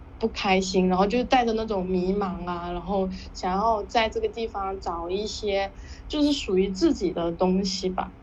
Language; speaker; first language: Chinese; non-native, local second language; Hakka Chinese